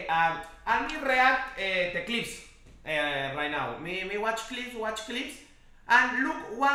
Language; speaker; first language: English; non-native, learner; Spanish